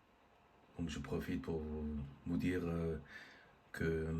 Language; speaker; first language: French; native; French